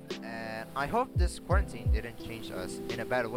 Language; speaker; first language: English; non-native, learner; Indonesian